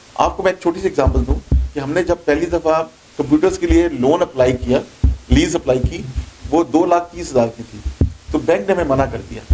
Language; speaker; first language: Urdu; non-native, local second language; Punjabi